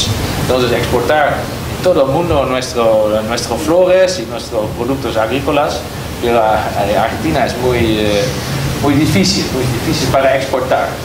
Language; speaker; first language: Spanish; non-native, learner; Dutch